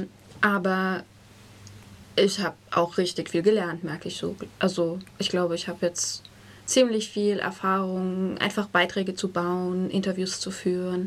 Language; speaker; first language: German; native; German